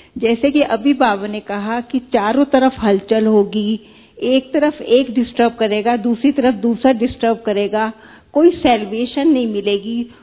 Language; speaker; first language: Hindi; non-native, local second language; Gujarati